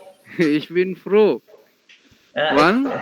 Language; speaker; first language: German; non-native, learner; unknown